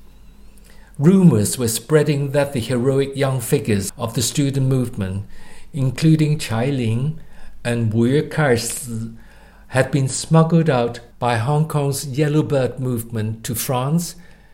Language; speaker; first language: English; non-native, local second language; Cantonese